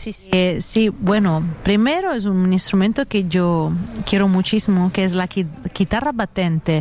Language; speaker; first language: Spanish; non-native, fluent; Italian